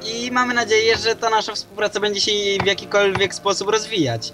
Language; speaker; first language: Polish; native; Polish